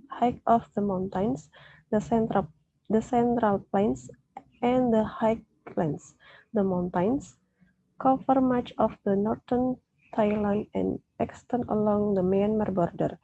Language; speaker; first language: English; non-native, learner; Indonesian